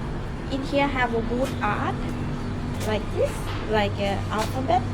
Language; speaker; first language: English; non-native, learner; Thai